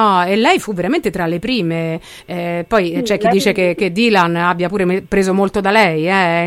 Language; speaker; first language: Italian; native; Italian